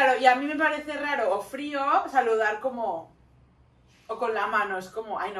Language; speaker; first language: Spanish; native; Spanish